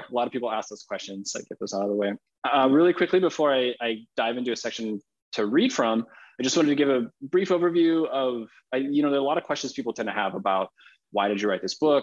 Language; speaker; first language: English; native; English